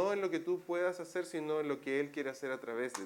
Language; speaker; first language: Spanish; native; Spanish